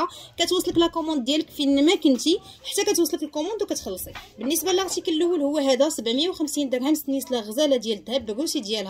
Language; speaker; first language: Arabic; native; Arabic